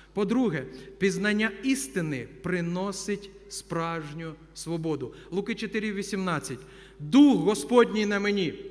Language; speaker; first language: Ukrainian; non-native, local second language; Russian